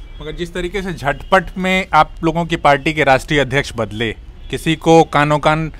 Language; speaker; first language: Hindi; native; Hindi